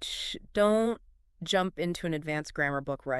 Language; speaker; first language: English; native; English